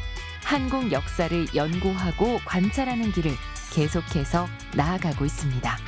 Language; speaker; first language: Korean; native; Korean